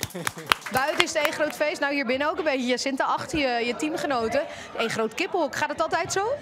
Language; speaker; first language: Dutch; native; Dutch